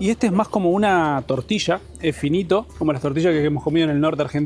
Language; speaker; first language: Spanish; native; Spanish